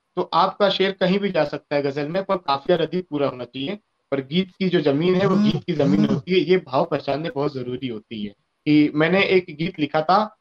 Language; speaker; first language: Hindi; native; Hindi